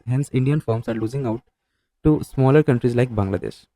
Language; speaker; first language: English; non-native, local second language; Hindi